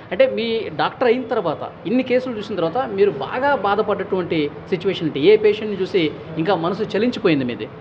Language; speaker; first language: Telugu; native; Telugu